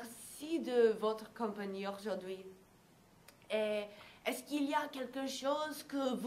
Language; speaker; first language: French; non-native, learner; English